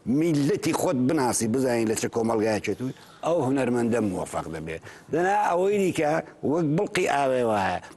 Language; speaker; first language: Central Kurdish; native; Central Kurdish